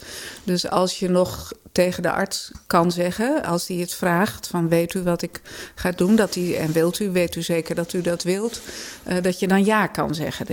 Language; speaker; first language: Dutch; native; Dutch